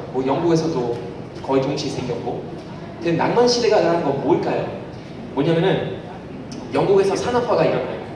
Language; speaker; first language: Korean; non-native, fluent; German